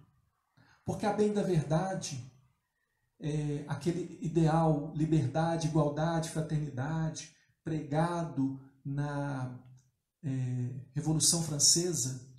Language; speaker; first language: Portuguese; native; Portuguese